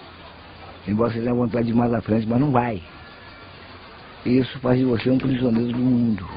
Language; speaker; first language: Portuguese; native; Portuguese